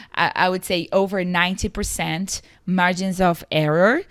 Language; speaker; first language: English; non-native, fluent; Portuguese